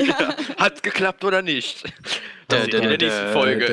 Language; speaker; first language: German; native; German